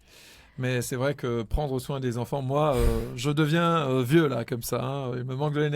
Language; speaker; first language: French; native; French